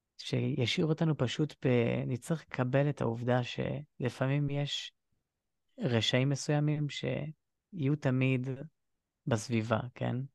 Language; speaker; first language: Hebrew; native; Hebrew